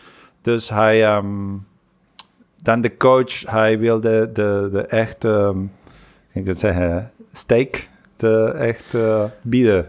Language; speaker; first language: Dutch; non-native, fluent; Spanish